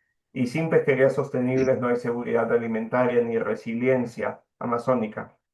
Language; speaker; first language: Spanish; native; Spanish